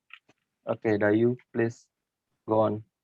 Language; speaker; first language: English; non-native, learner; Indonesian